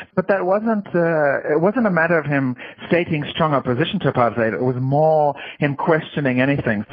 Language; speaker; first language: English; native; English